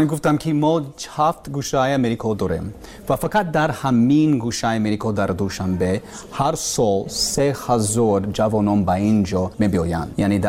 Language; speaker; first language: Persian; non-native, learner; English